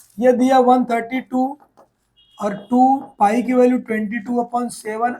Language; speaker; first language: Hindi; non-native, local second language; Urdu